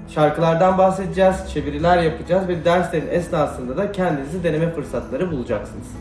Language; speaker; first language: Turkish; early bilingual, other home language; Italian